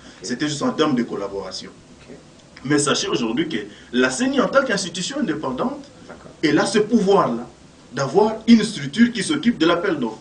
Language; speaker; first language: French; non-native, local second language; Lingala